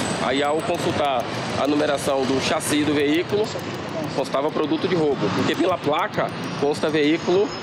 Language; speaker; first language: Portuguese; native; Portuguese